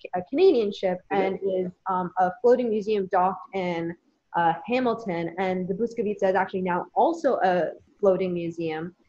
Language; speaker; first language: English; native; English